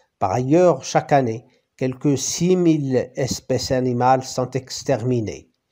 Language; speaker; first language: French; non-native, local second language; Arabic